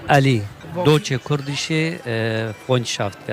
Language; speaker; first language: German; non-native, learner; Kurdish